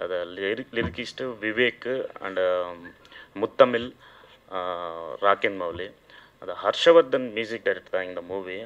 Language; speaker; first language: Tamil; non-native, learner; Telugu